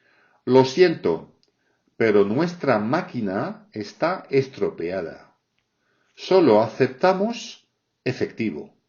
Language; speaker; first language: Spanish; non-native, fluent; French